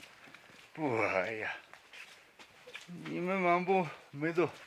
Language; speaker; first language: Chinese; native; Chinese